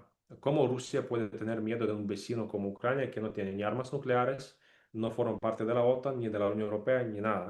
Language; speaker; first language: Spanish; non-native, fluent; Ukrainian